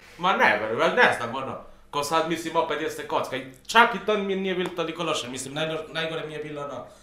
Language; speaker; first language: Serbian; non-native, fluent; Spanish